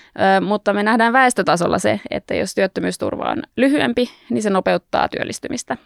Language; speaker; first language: Finnish; native; Finnish